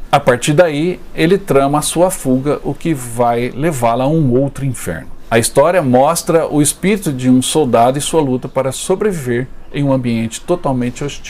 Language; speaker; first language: Portuguese; native; Portuguese